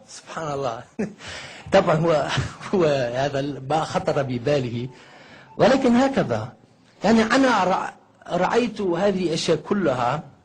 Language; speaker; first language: Egyptian Arabic; non-native, fluent; German